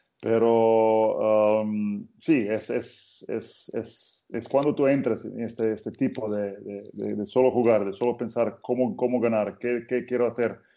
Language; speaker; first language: Spanish; non-native, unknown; Slovenian